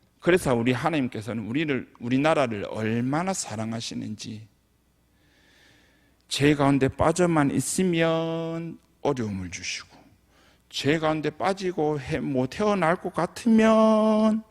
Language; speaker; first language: Korean; native; Korean